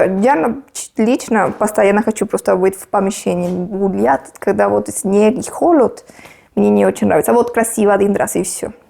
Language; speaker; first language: Russian; non-native, fluent; Spanish